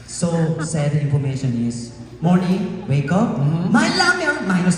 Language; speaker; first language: English; non-native, learner; Korean